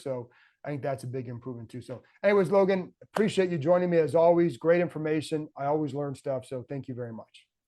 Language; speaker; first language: English; native; English